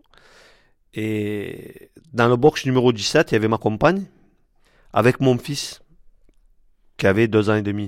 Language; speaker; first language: French; native; French